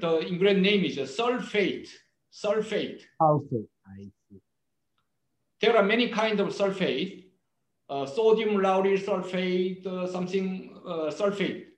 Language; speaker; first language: English; non-native, learner; Korean